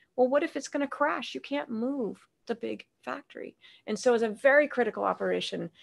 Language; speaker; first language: English; native; English